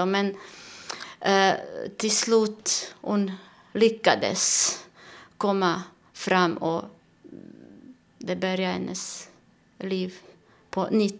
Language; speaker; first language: Swedish; non-native, learner; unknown